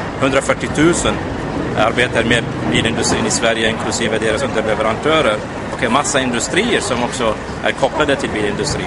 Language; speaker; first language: Swedish; non-native, fluent; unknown